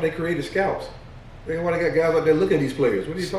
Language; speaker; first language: English; native; English